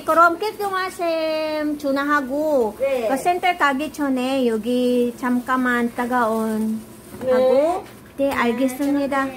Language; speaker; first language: Korean; non-native, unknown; Filipino